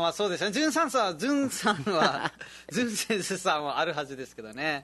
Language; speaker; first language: Japanese; non-native, fluent; Nepali